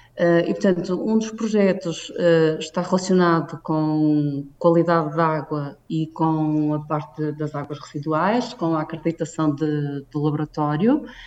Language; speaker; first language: Portuguese; native; Portuguese